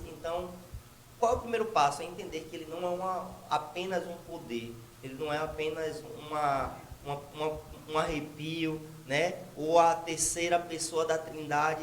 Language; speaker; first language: Portuguese; native; Portuguese